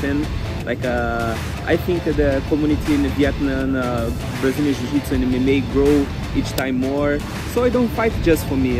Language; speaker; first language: English; non-native, fluent; Portuguese